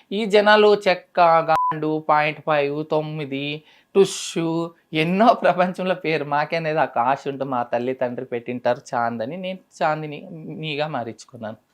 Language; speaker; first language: Telugu; native; Telugu